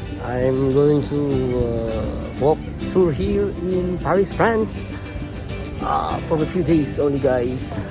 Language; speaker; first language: English; non-native, local second language; Filipino